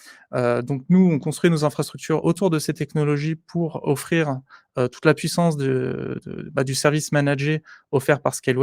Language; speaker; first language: French; native; French